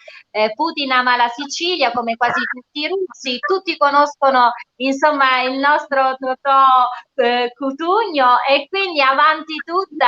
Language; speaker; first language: Italian; native; Italian